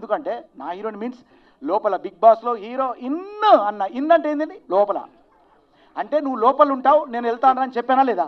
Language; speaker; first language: Telugu; native; Telugu